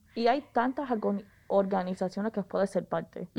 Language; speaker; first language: Spanish; early bilingual, heritage; Spanish